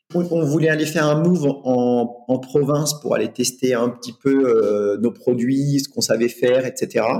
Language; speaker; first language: French; native; French